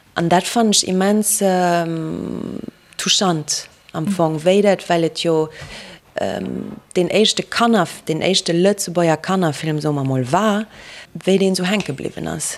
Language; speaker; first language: Luxembourgish; native; Luxembourgish